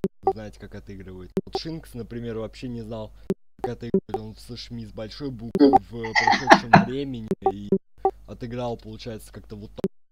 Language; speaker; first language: Russian; native; Russian